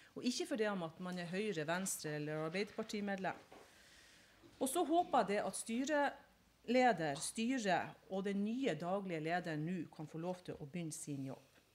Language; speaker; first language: Norwegian; native; Norwegian